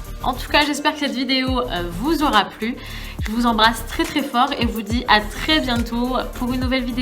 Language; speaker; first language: French; native; French